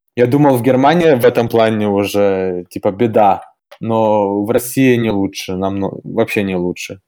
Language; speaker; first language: Russian; early bilingual, heritage; German